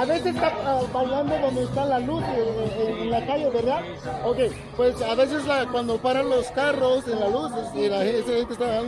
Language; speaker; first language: Spanish; non-native, learner; English